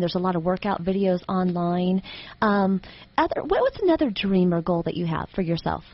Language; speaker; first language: English; native; English